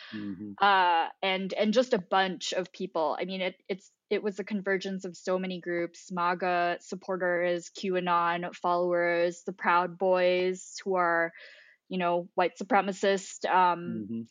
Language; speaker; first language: English; non-native, local second language; Filipino